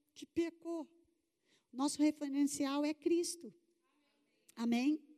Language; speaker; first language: Portuguese; native; Portuguese